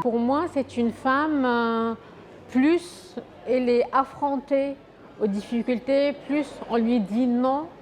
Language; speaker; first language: French; non-native, fluent; Arabic